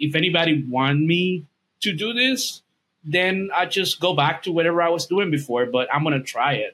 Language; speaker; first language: English; non-native, fluent; Spanish